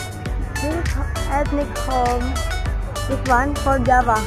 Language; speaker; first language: English; non-native, learner; Indonesian